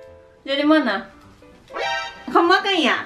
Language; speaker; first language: Indonesian; non-native, learner; Japanese